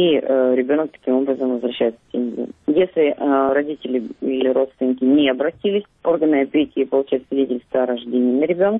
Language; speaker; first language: Russian; native; Russian